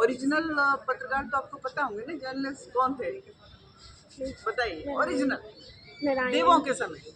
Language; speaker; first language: Hindi; native; Hindi